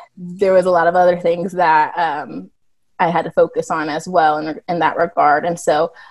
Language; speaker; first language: English; native; English